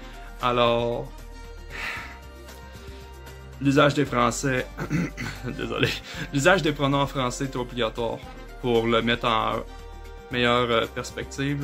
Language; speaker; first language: French; native; French